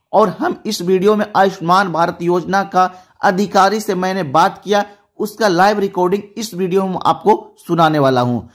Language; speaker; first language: Hindi; native; Hindi